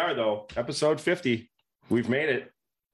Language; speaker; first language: English; native; English